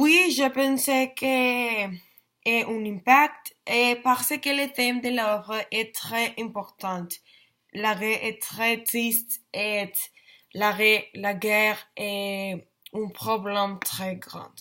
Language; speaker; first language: French; non-native, learner; Spanish